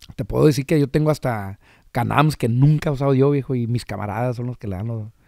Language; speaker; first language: Spanish; early bilingual, heritage; Spanish